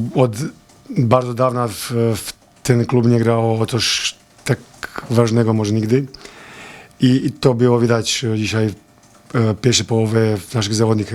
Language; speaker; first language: Polish; non-native, fluent; Serbian